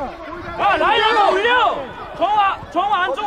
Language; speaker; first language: Korean; native; Korean